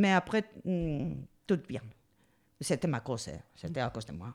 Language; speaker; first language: French; non-native, learner; Spanish